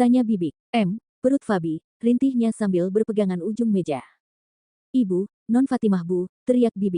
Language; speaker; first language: Indonesian; native; Indonesian